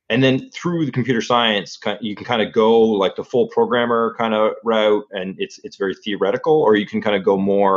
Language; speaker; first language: English; native; English